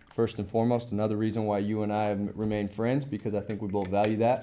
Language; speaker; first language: English; native; English